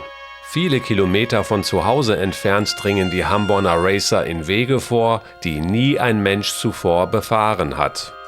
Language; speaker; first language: German; native; German